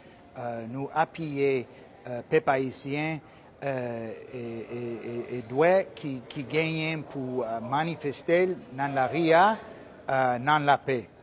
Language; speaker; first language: Haitian Creole; non-native, fluent; English